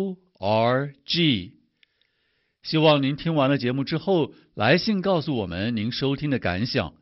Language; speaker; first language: Chinese; native; Chinese